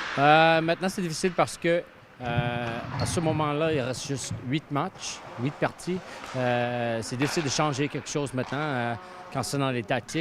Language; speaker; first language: French; non-native, fluent; English